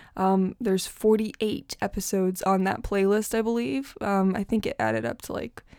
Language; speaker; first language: English; early bilingual, other home language; Portuguese